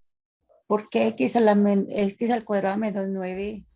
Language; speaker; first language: Spanish; native; Spanish